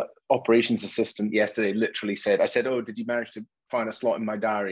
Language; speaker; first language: English; native; English